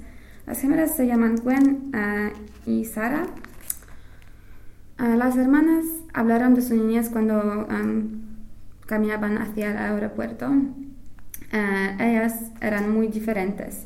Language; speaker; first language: Spanish; non-native, fluent; English